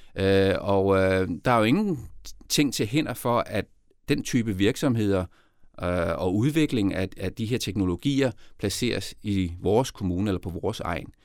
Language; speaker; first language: Danish; native; Danish